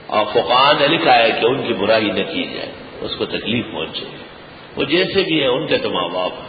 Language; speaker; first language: Urdu; non-native, local second language; Pashto